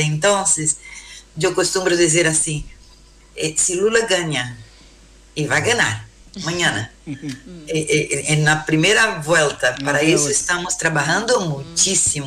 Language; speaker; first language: Spanish; non-native, learner; Portuguese